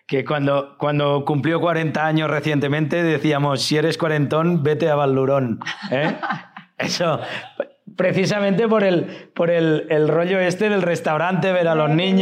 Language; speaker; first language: Spanish; native; Spanish